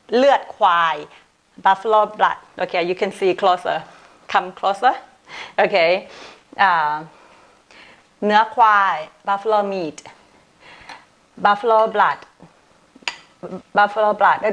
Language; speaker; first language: English; non-native, local second language; Thai